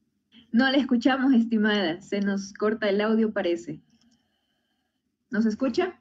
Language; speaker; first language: Spanish; native; Spanish